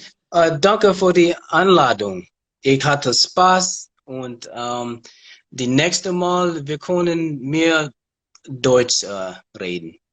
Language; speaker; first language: German; non-native, learner; English